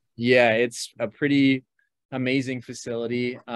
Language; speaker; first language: English; native; English